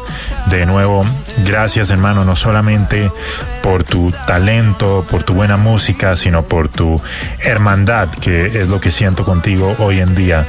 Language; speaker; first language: Spanish; native; Spanish